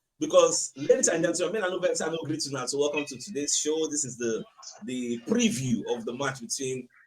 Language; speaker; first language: Nigerian Pidgin; native; Nigerian Pidgin